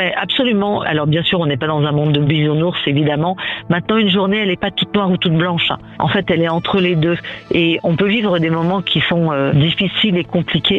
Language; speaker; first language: French; native; French